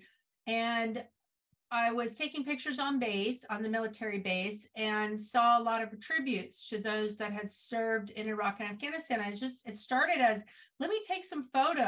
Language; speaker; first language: English; native; English